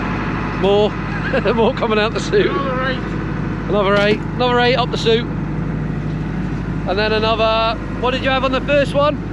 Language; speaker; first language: English; native; English